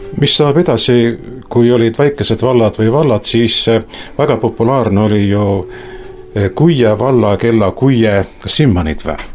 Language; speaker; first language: Estonian; native; Estonian